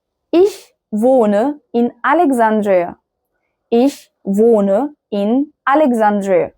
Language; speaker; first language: German; non-native, fluent; Arabic